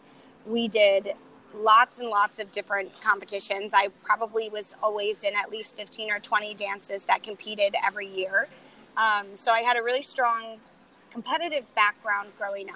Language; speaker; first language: English; native; English